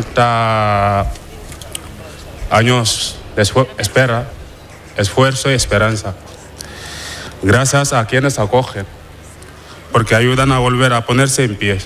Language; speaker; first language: Spanish; non-native, fluent; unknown